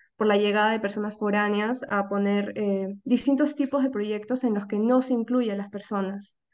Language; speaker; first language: Spanish; native; Spanish